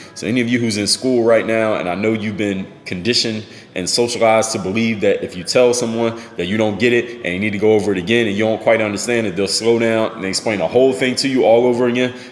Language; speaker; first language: English; native; English